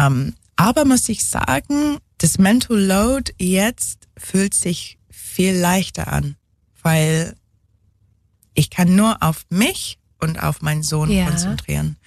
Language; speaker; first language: German; non-native, fluent; English